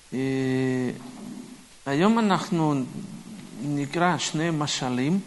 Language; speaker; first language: Hebrew; non-native, fluent; Russian